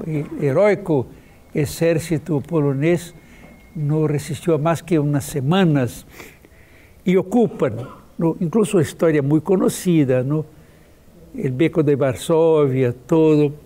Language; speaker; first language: Spanish; non-native, fluent; Portuguese